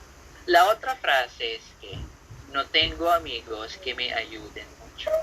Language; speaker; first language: Spanish; non-native, fluent; Filipino